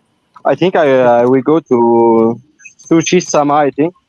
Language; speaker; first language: English; non-native, learner; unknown